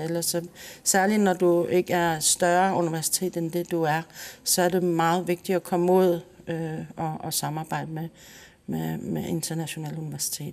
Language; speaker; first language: Danish; non-native, local second language; Kalaallisut